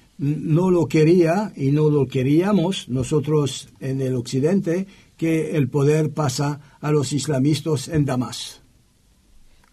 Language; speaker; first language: Spanish; non-native, learner; French